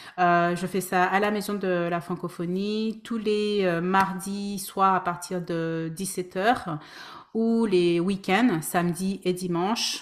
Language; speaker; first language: French; native; French